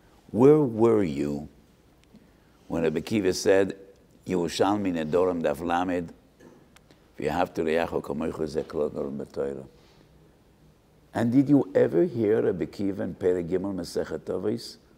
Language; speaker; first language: English; native; English